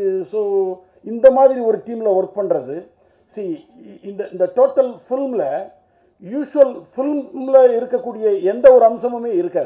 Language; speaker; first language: Tamil; native; Tamil